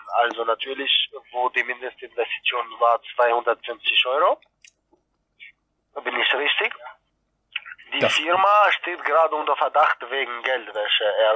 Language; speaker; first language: German; non-native, fluent; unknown